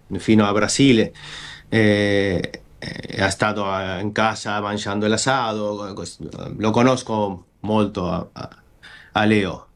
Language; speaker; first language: Italian; non-native, fluent; Spanish